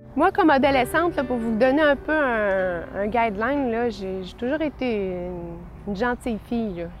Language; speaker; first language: French; native; French